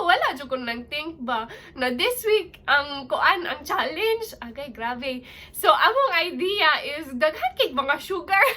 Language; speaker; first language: Cebuano; non-native, local second language; English